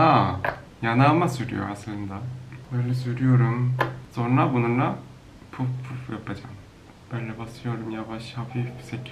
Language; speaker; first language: Turkish; non-native, learner; Korean